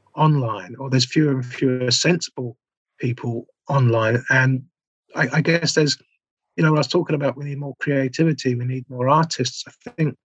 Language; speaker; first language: English; native; English